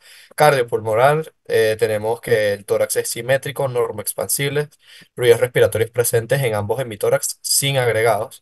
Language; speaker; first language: Spanish; native; Spanish